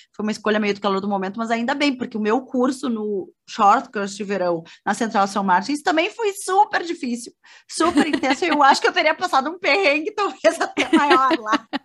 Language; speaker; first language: Portuguese; native; Portuguese